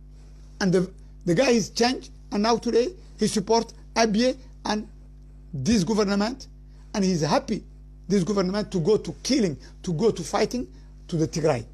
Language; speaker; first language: English; non-native, learner; Somali